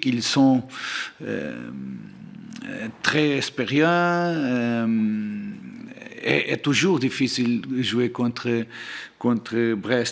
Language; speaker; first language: French; non-native, learner; Portuguese